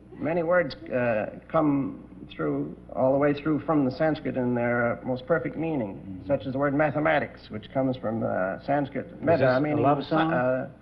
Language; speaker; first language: English; non-native, fluent; Dutch